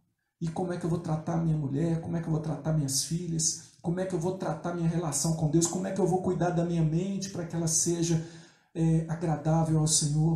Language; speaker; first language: Portuguese; native; Portuguese